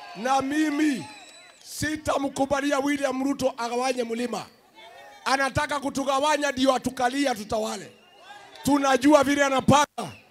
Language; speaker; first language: Swahili; non-native, local second language; Kikuyu